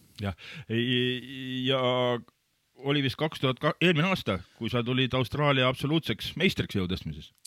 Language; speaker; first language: Estonian; native; Estonian